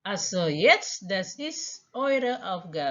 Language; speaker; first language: German; non-native, fluent; Indonesian